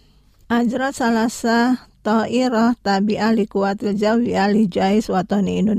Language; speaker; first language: Arabic; non-native, fluent; Indonesian